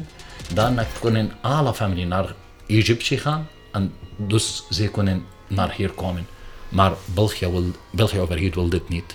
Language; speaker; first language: Dutch; non-native, learner; Arabic